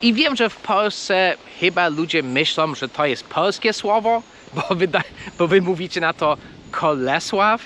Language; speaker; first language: Polish; non-native, fluent; English